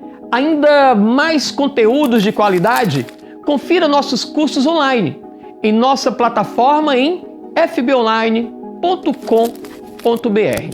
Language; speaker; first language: Portuguese; native; Portuguese